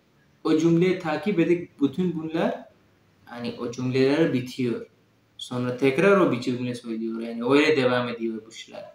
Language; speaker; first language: Turkish; non-native, learner; Urdu